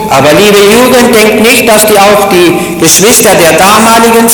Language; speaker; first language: German; native; German